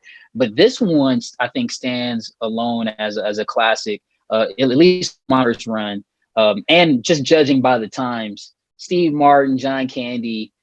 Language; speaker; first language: English; native; English